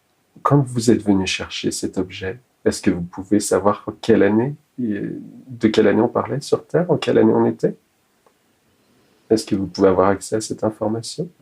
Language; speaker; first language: French; native; French